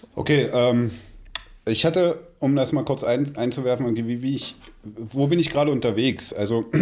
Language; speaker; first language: German; native; German